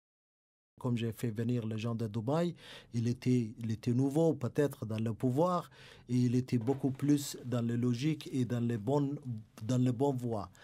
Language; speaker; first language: French; non-native, local second language; Somali